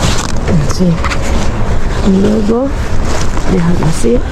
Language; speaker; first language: Spanish; non-native, learner; Filipino